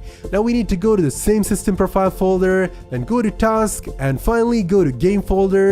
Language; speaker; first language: English; non-native, fluent; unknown